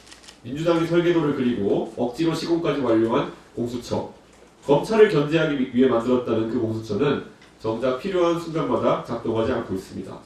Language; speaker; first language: Korean; native; Korean